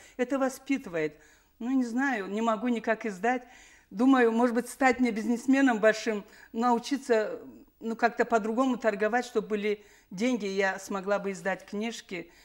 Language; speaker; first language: Russian; non-native, local second language; Karachay-Balkar